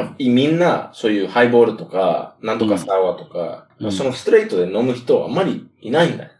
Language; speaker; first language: Japanese; non-native, fluent; English